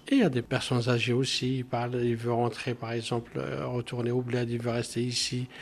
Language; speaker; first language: French; non-native, local second language; Arabic